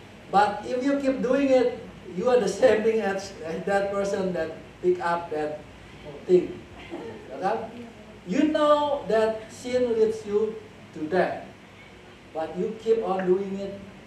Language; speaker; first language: English; non-native, fluent; Indonesian